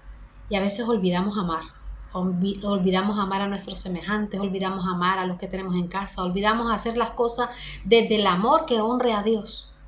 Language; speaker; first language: Spanish; native; Spanish